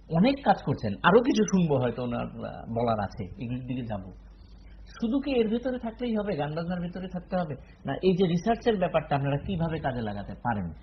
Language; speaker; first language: Bangla; native; Bangla